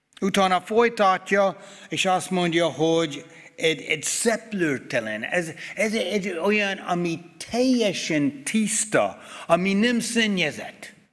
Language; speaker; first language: Hungarian; non-native, fluent; English